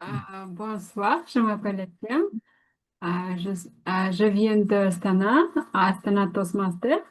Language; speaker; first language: French; non-native, learner; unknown